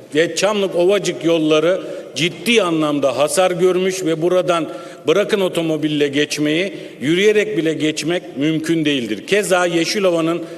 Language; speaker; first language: Turkish; native; Turkish